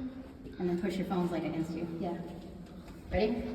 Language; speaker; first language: English; native; English